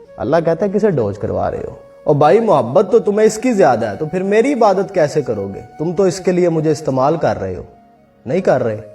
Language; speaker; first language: Urdu; non-native, local second language; Punjabi